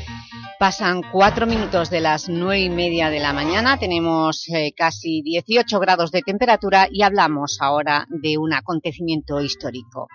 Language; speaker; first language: Spanish; native; Spanish